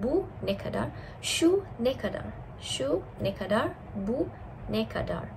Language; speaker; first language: Turkish; non-native, fluent; Malay